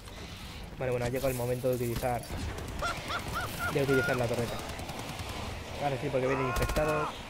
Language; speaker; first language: Spanish; native; Spanish